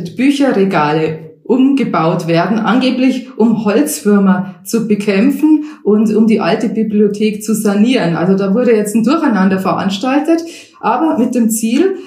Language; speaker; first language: German; native; German